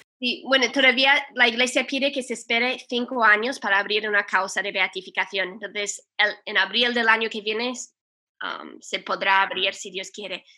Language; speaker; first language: Spanish; non-native, fluent; English